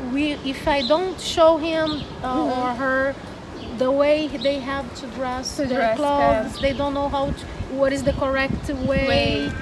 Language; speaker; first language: English; non-native, learner; Portuguese